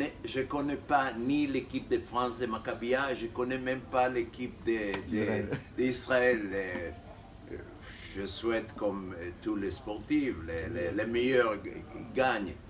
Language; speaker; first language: French; non-native, fluent; Hebrew